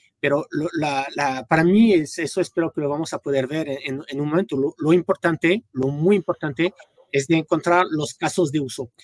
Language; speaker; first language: Spanish; non-native, fluent; French